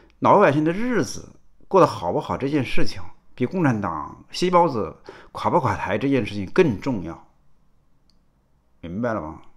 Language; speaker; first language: Chinese; native; Chinese